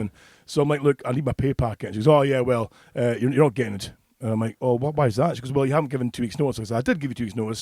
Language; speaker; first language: English; native; English